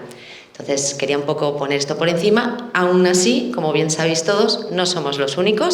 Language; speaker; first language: Spanish; native; Spanish